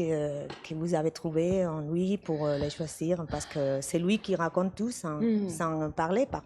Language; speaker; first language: French; non-native, learner; Spanish